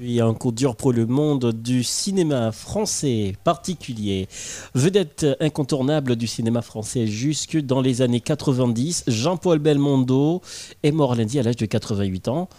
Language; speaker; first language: French; non-native, local second language; Haitian Creole